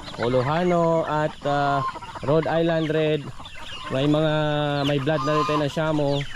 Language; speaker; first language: Filipino; non-native, local second language; Cebuano